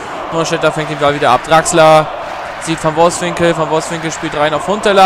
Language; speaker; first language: German; native; German